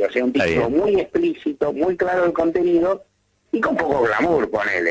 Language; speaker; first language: Spanish; native; Spanish